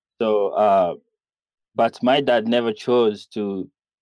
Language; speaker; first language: English; non-native, fluent; Kinyarwanda